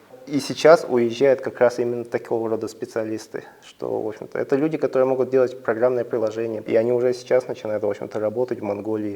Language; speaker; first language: Russian; native; Russian